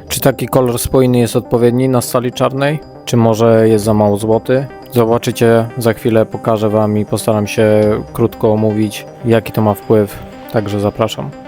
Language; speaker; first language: Polish; native; Polish